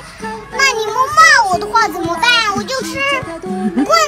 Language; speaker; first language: Chinese; non-native, local second language; Uyghur